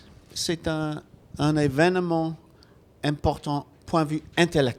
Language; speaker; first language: French; non-native, fluent; Welsh